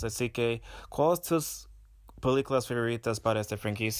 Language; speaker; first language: Spanish; non-native, fluent; English